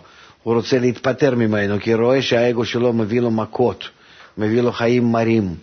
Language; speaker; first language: Hebrew; non-native, fluent; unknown